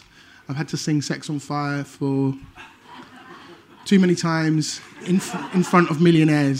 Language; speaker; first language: English; native; English